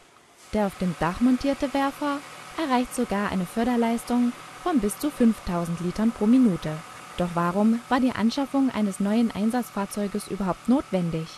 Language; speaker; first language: German; native; German